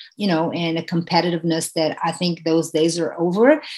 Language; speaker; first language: English; non-native, fluent; Portuguese